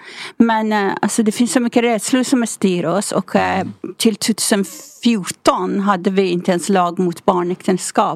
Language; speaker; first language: Swedish; non-native, fluent; Persian